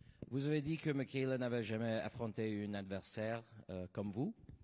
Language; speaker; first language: French; non-native, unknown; English